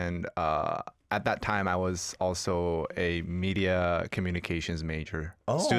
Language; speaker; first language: English; early bilingual, other home language; Korean